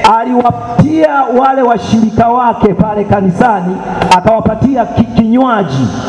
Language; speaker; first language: Swahili; native; Swahili